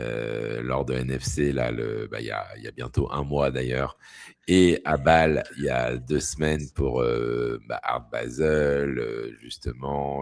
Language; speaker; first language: French; native; French